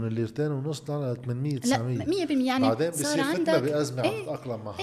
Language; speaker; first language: Arabic; native; Arabic